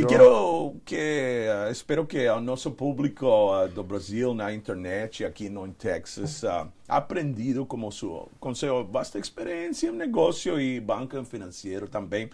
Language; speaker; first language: Portuguese; non-native, learner; Spanish